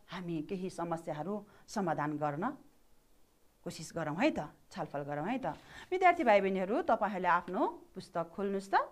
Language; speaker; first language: Nepali; native; Nepali